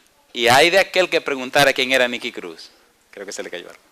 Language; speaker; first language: Spanish; native; Spanish